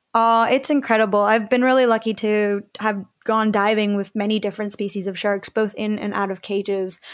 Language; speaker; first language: English; early bilingual, other home language; Spanish